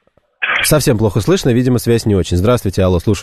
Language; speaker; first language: Russian; native; Russian